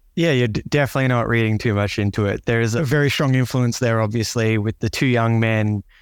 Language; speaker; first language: English; native; English